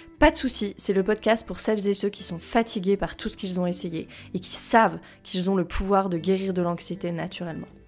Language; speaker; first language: French; native; French